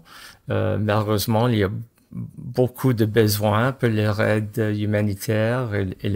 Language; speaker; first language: French; non-native, fluent; English